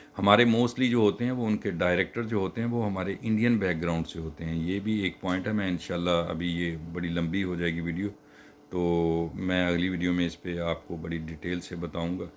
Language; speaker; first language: Urdu; native; Urdu